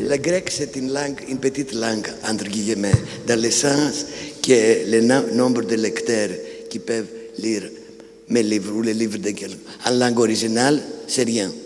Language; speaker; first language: French; non-native, fluent; Greek